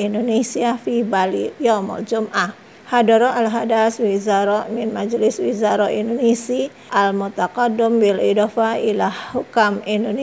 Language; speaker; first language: Arabic; non-native, fluent; Indonesian